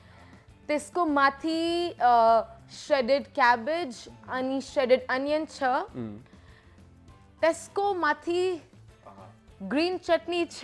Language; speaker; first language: Nepali; non-native, learner; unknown